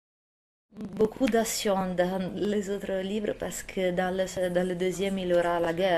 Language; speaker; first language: French; non-native, fluent; Italian